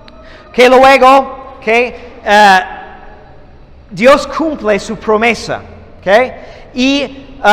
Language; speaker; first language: Spanish; non-native, fluent; English